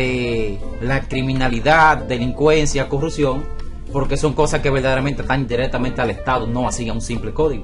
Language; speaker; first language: Spanish; native; Spanish